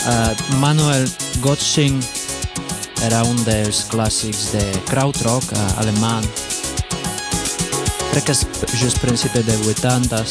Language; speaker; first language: Catalan; non-native, fluent; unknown